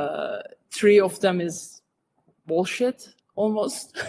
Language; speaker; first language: English; non-native, fluent; Turkish